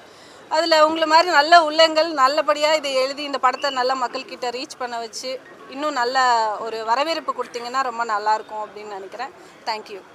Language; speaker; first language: Tamil; native; Tamil